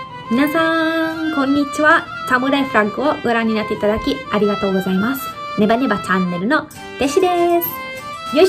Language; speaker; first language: Japanese; non-native, fluent; Italian